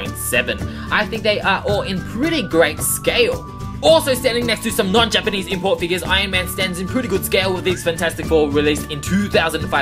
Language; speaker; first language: English; native; English